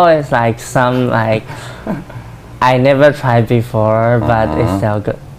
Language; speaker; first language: English; non-native, learner; Chinese